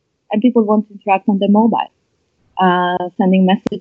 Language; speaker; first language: English; non-native, fluent; Italian